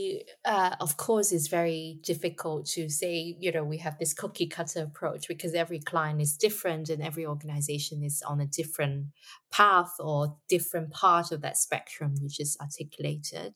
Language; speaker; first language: English; non-native, local second language; Cantonese